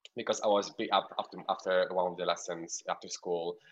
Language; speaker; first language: English; non-native, fluent; Polish